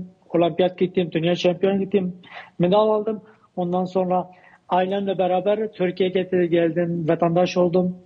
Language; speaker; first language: Turkish; non-native, learner; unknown